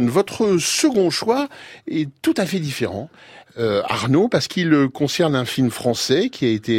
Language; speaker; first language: French; native; French